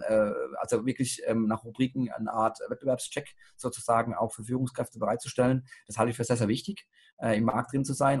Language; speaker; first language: German; native; German